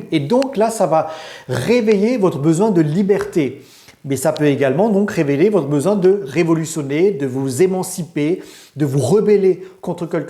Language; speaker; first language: French; native; French